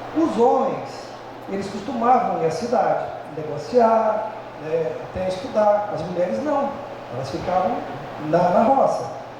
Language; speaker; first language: Portuguese; native; Portuguese